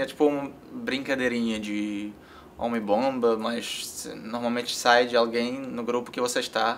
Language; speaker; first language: Portuguese; non-native, fluent; Arabic